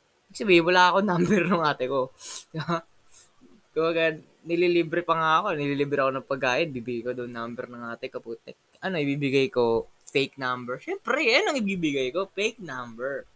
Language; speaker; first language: Filipino; native; Filipino